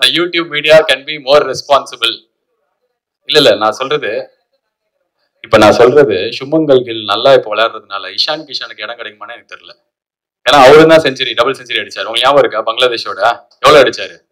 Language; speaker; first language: Tamil; native; Tamil